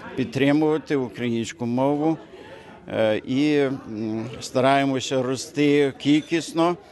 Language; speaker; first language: Ukrainian; native; Ukrainian